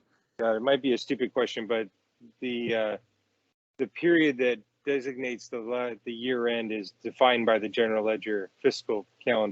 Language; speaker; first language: English; native; English